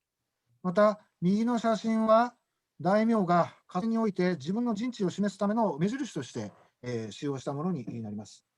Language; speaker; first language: Japanese; native; Japanese